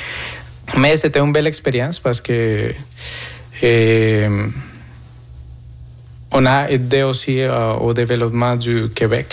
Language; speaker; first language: French; non-native, fluent; Spanish